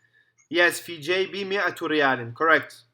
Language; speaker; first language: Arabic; non-native, fluent; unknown